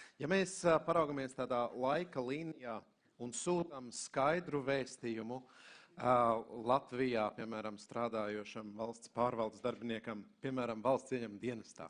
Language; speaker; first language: Latvian; native; Latvian